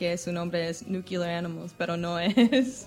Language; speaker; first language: Spanish; non-native, learner; English